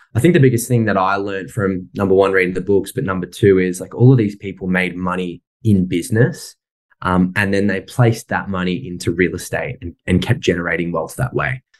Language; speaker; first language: English; native; English